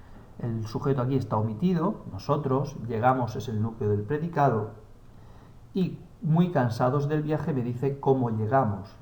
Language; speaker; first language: Spanish; native; Spanish